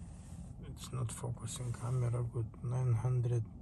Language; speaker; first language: English; non-native, learner; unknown